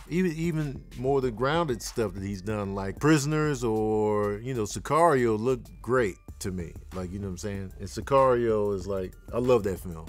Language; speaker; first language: English; native; English